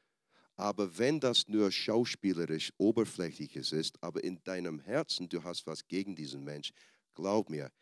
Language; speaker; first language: German; non-native, fluent; English